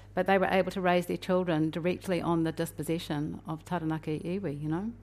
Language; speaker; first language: English; native; English